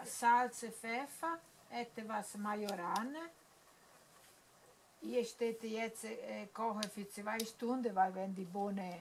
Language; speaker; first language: German; non-native, learner; Italian